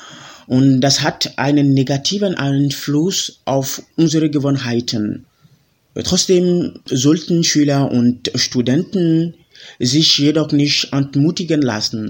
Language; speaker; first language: German; non-native, fluent; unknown